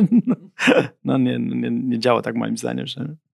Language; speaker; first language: Polish; non-native, fluent; Italian